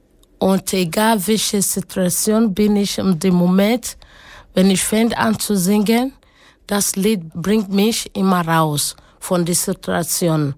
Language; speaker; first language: German; non-native, learner; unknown